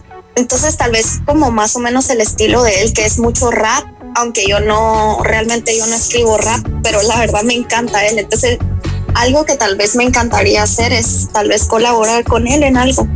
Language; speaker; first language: Spanish; early bilingual, other home language; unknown